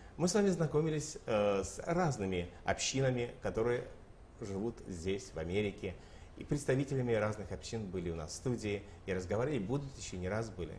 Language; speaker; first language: Russian; native; Russian